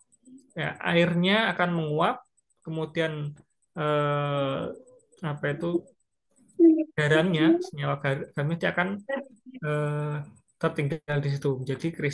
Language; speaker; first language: Indonesian; native; Indonesian